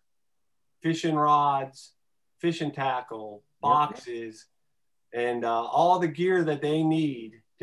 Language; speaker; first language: English; native; English